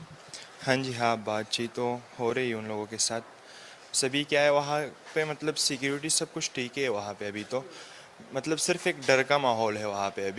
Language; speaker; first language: Hindi; non-native, fluent; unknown